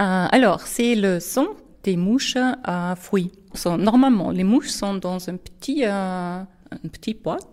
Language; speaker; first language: French; non-native, fluent; German